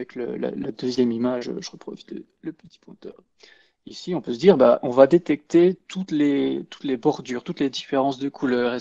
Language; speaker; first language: French; native; French